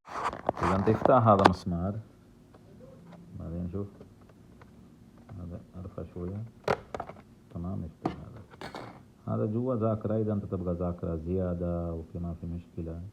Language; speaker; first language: Arabic; non-native, learner; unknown